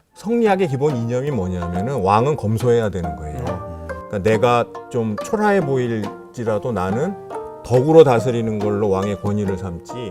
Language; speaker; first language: Korean; native; Korean